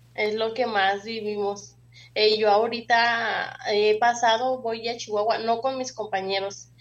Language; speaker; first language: Spanish; native; Spanish